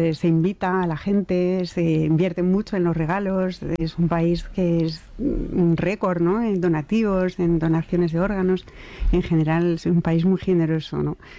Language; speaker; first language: Spanish; non-native, fluent; French